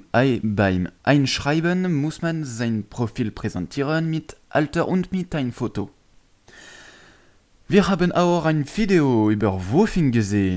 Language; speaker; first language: German; non-native, learner; French